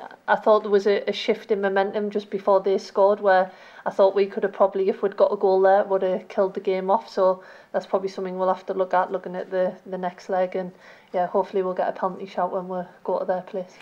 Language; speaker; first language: English; native; English